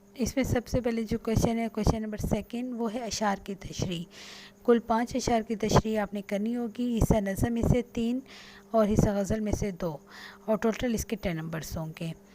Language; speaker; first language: Urdu; native; Urdu